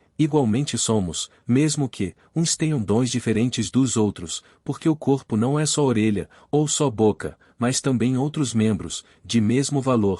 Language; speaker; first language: Portuguese; native; Portuguese